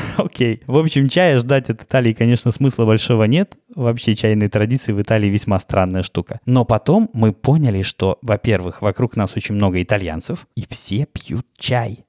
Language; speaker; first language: Russian; native; Russian